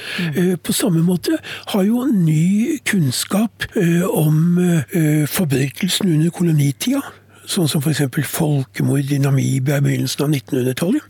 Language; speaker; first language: Norwegian; native; Norwegian